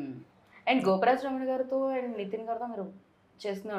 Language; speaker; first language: Telugu; native; Telugu